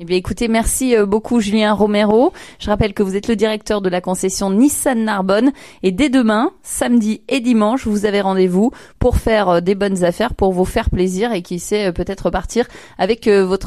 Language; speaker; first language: French; native; French